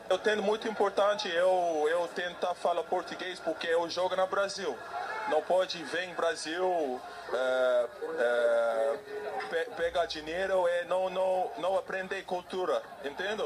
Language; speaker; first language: Portuguese; non-native, learner; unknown